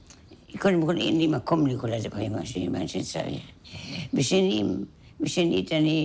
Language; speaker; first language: Hebrew; non-native, fluent; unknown